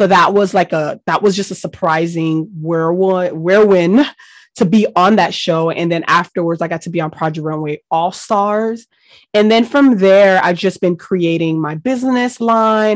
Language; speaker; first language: English; early bilingual, other home language; Haitian Creole